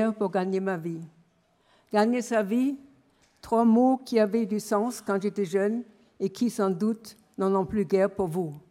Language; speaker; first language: French; non-native, fluent; German